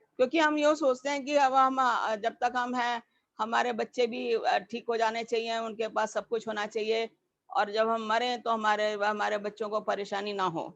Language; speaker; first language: Hindi; native; Hindi